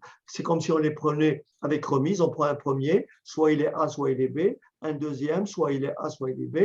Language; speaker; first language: French; native; French